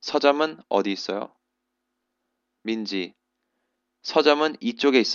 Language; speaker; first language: Korean; non-native, fluent; English